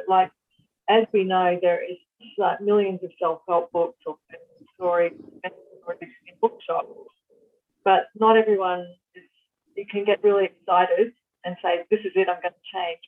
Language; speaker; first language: English; native; English